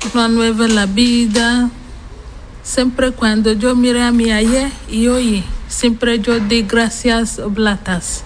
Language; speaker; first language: Spanish; non-native, learner; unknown